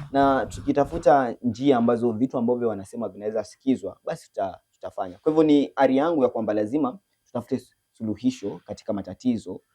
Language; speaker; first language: Swahili; native; Swahili